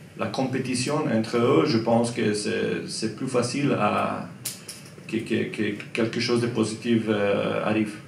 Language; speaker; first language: French; non-native, learner; Croatian